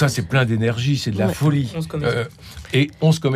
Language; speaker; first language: French; native; French